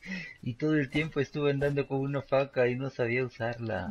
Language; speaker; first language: Spanish; non-native, fluent; Portuguese